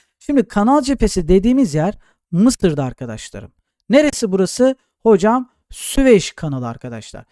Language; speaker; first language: Turkish; native; Turkish